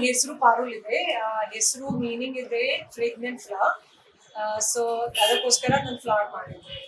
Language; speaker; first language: Kannada; non-native, local second language; Hindi